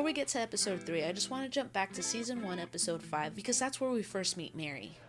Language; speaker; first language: English; native; English